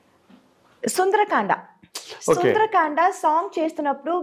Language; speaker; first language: Telugu; non-native, local second language; Tamil